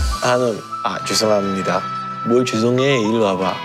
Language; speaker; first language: Korean; non-native, learner; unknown